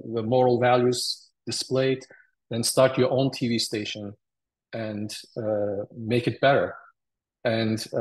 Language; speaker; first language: English; early bilingual, other home language; Turkish